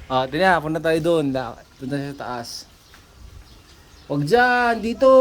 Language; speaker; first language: Filipino; non-native, local second language; Iloko